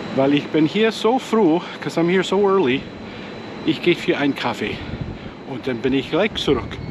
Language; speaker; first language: German; non-native, learner; English